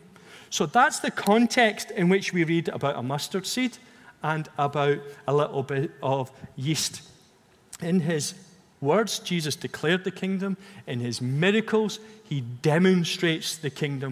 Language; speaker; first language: English; native; English